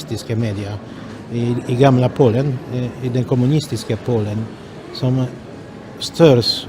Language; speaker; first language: Swedish; non-native, fluent; Polish